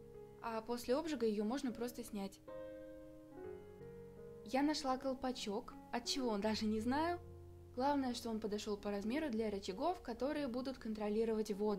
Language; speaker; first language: Russian; native; Russian